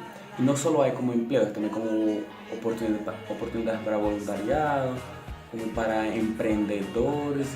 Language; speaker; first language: Spanish; non-native, local second language; Portuguese